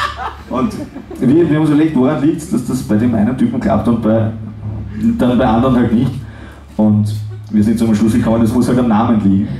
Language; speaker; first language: German; native; German